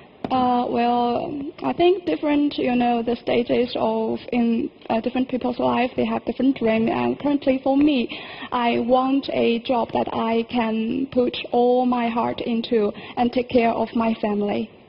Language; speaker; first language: English; non-native, fluent; Chinese